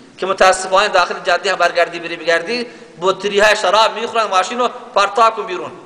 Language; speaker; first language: Persian; non-native, local second language; Baluchi